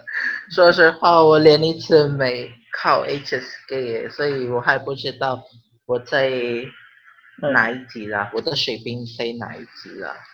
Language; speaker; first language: Chinese; non-native, learner; Filipino